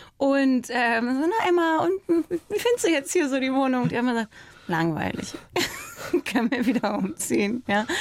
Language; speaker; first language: German; native; German